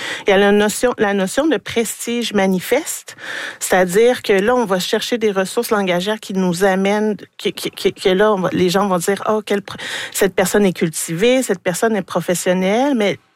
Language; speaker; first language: French; native; French